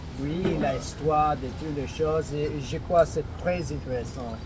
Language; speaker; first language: French; non-native, learner; English